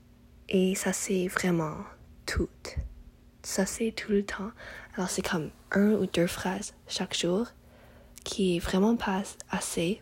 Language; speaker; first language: French; non-native, learner; English